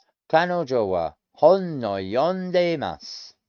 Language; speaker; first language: Japanese; non-native, learner; English